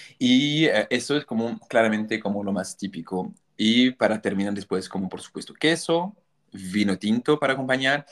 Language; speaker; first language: Spanish; non-native, fluent; French